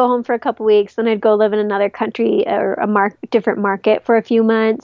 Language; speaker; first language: English; native; English